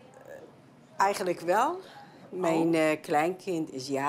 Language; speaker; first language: Dutch; non-native, learner; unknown